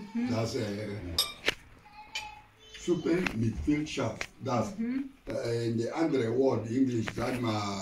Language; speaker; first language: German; non-native, learner; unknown